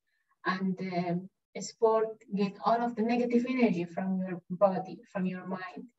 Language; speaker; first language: English; non-native, learner; Persian